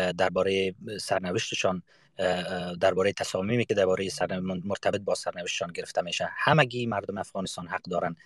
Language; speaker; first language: Persian; native; Persian